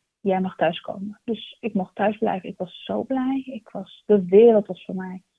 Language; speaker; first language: Dutch; early bilingual, other home language; Turkish